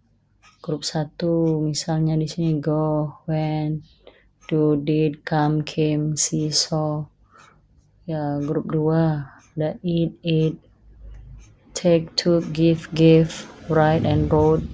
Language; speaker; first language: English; non-native, fluent; Indonesian